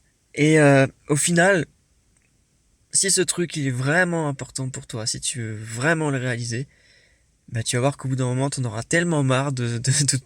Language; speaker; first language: French; native; French